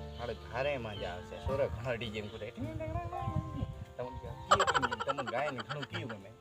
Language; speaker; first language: Gujarati; native; Gujarati